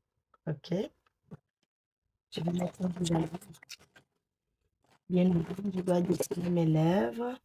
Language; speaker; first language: French; non-native, fluent; Portuguese